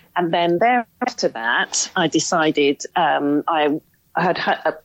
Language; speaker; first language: English; native; English